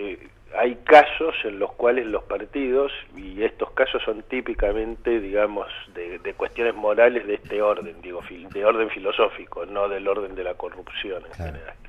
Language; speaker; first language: Spanish; native; Spanish